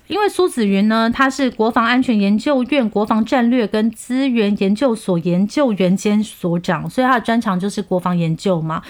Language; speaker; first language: Chinese; non-native, fluent; Korean